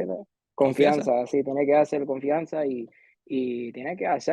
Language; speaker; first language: Spanish; early bilingual, heritage; Spanish